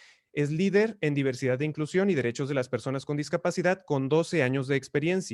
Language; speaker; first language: Spanish; native; Spanish